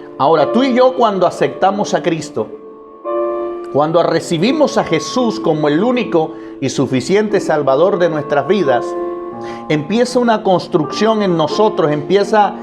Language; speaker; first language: Spanish; native; Spanish